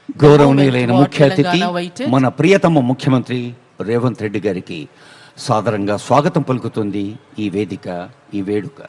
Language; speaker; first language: Telugu; native; Telugu